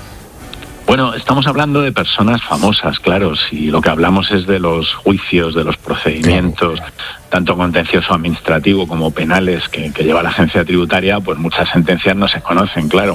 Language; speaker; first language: Spanish; native; Spanish